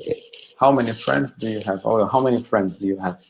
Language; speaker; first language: English; non-native, fluent; Russian